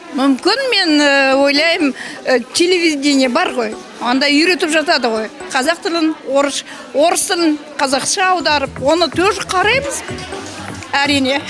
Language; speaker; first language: Kazakh; non-native, local second language; Russian